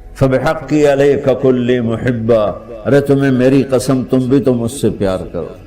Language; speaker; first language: Urdu; non-native, local second language; Punjabi